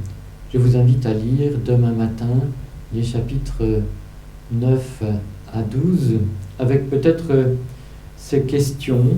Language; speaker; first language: French; native; French